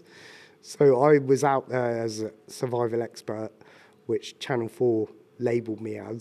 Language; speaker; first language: English; native; English